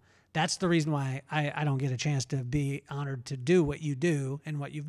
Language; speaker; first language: English; native; English